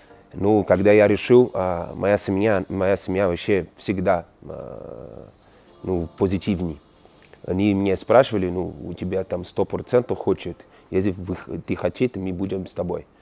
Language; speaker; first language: Russian; non-native, learner; Portuguese